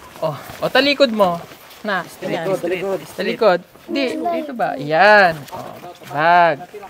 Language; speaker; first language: Filipino; native; Filipino